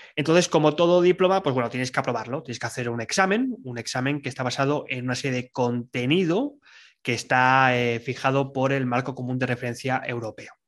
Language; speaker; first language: Spanish; native; Spanish